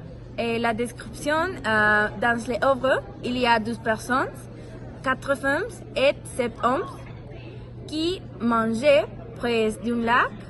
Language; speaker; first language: French; non-native, learner; Spanish